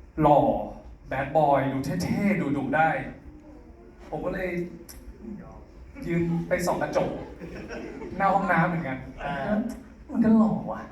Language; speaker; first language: Thai; native; Thai